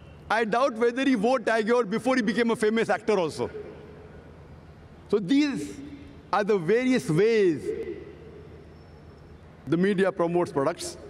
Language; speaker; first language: English; non-native, local second language; Konkani